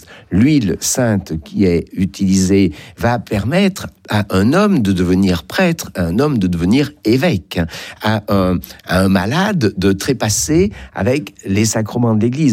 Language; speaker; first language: French; native; French